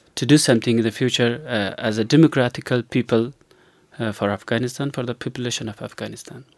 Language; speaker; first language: English; non-native, learner; Persian